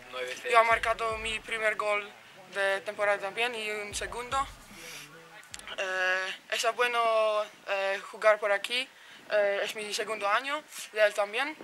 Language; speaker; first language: Spanish; non-native, learner; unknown